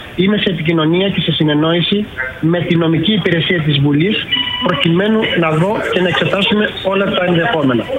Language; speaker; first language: Greek; native; Greek